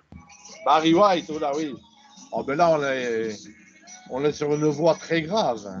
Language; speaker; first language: French; native; French